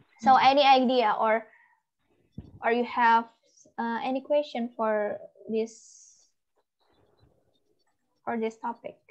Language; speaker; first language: English; non-native, learner; Indonesian